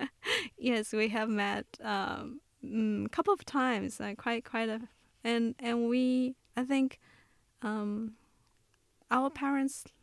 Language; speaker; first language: English; non-native, fluent; Chinese